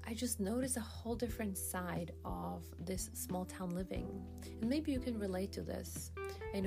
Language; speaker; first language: English; non-native, fluent; Polish